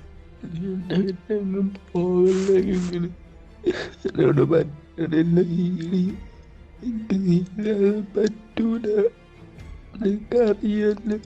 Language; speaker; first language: Malayalam; native; Malayalam